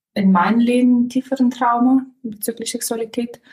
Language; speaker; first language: German; non-native, fluent; Romanian